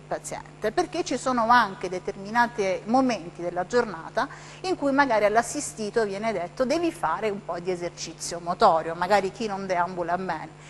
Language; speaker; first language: Italian; native; Italian